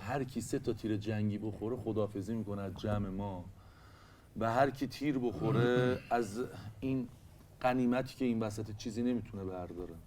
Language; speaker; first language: Persian; native; Persian